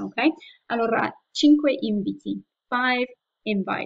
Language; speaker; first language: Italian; non-native, fluent; English